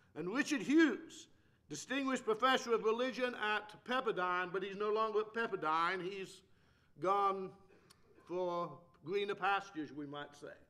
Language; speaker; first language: English; native; English